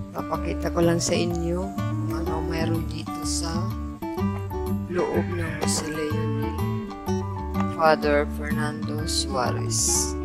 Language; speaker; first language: Filipino; non-native, local second language; Waray